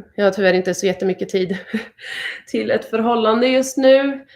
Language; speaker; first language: Swedish; early bilingual, other home language; English